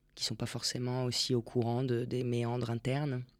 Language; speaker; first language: French; non-native, fluent; Spanish